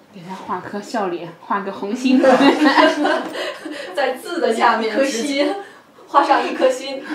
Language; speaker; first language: Chinese; non-native, fluent; Russian